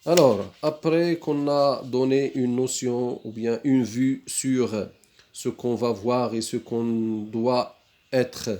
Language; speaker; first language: French; non-native, local second language; Arabic